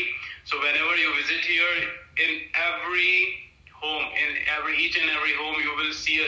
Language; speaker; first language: English; non-native, local second language; Hindi